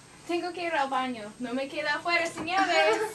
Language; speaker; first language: Spanish; non-native, learner; English